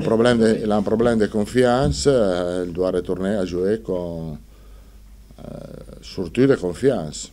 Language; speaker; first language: French; non-native, fluent; Italian